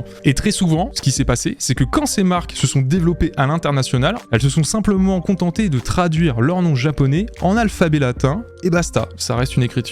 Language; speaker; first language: French; native; French